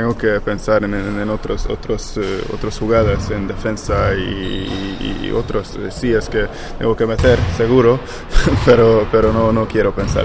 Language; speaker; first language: Spanish; non-native, learner; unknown